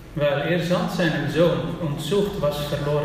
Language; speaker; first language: German; non-native, fluent; Dutch